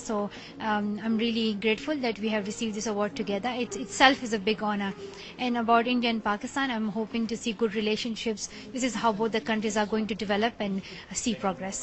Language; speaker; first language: English; non-native, local second language; Pashto